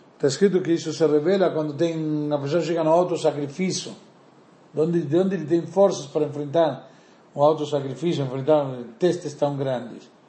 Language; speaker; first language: Portuguese; non-native, fluent; Spanish